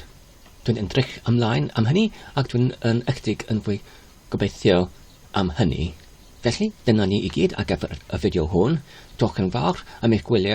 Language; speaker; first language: Welsh; non-native, learner; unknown